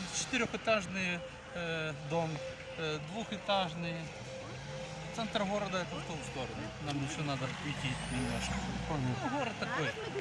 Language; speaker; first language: Russian; non-native, local second language; Ukrainian